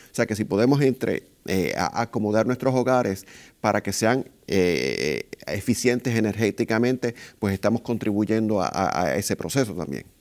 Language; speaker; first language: Spanish; native; Spanish